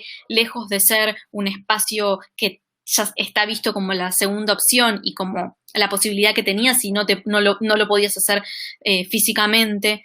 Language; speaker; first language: Spanish; native; Spanish